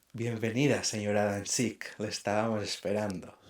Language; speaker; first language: Spanish; non-native, local second language; Catalan